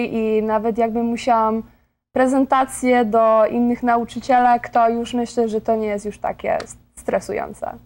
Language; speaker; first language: Polish; early bilingual, heritage; Polish